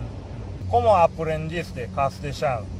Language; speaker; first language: Spanish; non-native, fluent; Japanese